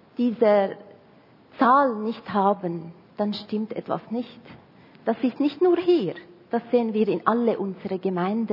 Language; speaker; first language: German; non-native, fluent; Arabic